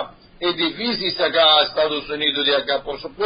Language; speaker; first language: Spanish; non-native, learner; Arabic